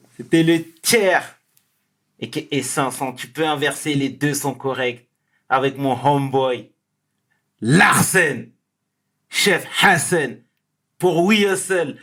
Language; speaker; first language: French; native; French